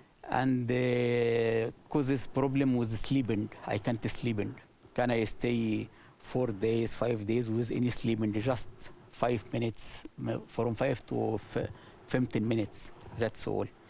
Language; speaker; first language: English; non-native, learner; Arabic